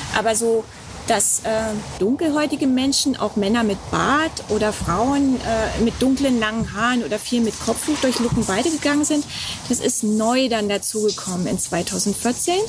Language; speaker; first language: German; native; German